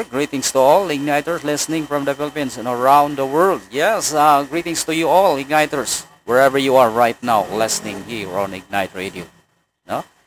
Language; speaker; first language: English; non-native, local second language; Cebuano